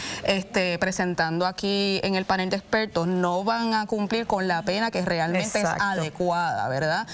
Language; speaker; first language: Spanish; native; Spanish